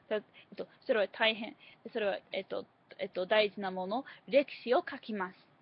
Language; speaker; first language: Japanese; non-native, learner; English